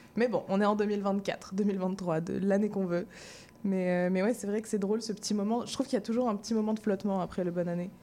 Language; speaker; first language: French; native; French